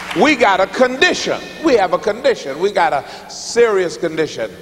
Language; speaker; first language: English; native; English